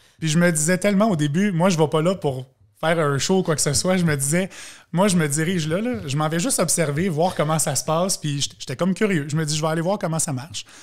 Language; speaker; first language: French; native; French